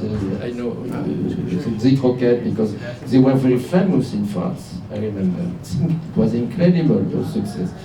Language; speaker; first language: English; non-native, fluent; French